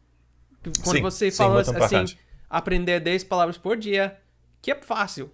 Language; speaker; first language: Portuguese; non-native, fluent; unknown